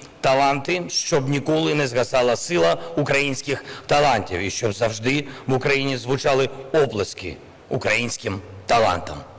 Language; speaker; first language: Ukrainian; non-native, local second language; Russian